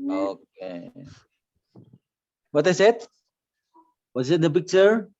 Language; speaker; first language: English; non-native, learner; Indonesian